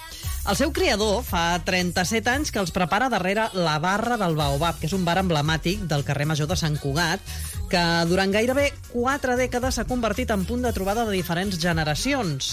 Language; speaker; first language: Catalan; native; Catalan